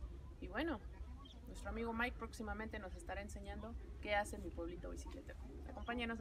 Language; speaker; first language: Spanish; native; Spanish